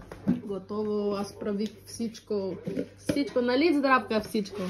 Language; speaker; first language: Bulgarian; non-native, local second language; Filipino